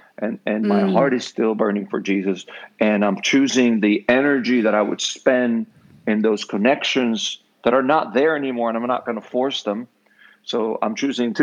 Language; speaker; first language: English; non-native, fluent; Spanish